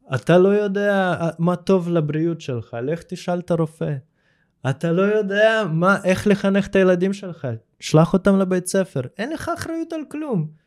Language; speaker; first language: Hebrew; early bilingual, other home language; Russian